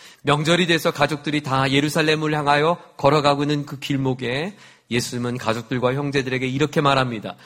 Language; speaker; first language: Korean; native; Korean